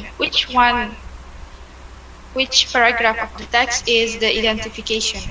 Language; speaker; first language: English; non-native, learner; Indonesian